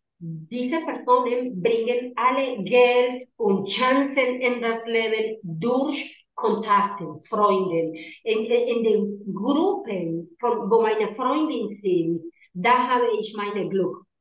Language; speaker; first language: German; non-native, learner; Spanish